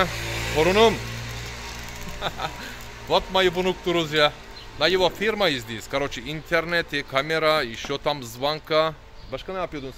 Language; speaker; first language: Russian; non-native, learner; Turkish